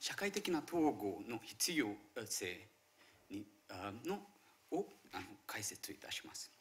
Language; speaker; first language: Japanese; non-native, fluent; Marathi